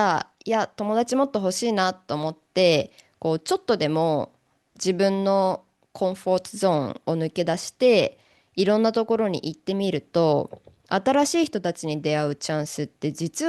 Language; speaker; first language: Japanese; native; Japanese